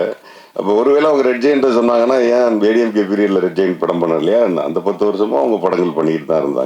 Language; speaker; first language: Tamil; native; Tamil